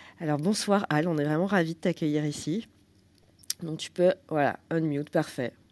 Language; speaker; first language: French; native; French